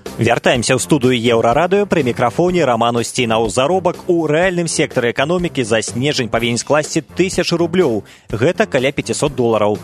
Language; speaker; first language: Belarusian; native; Belarusian